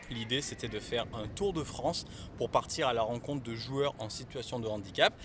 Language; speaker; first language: French; native; French